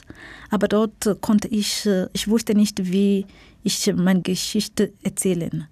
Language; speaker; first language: German; non-native, fluent; Swahili